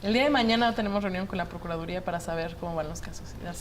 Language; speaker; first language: Spanish; native; Spanish